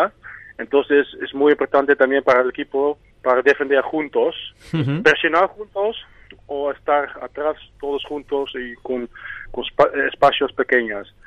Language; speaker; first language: Spanish; non-native, fluent; Dutch